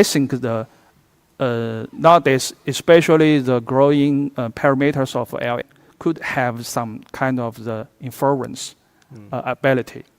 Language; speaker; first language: English; non-native, fluent; Chinese